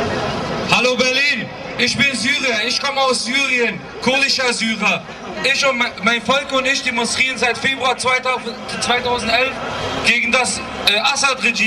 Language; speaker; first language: German; non-native, fluent; Kurdish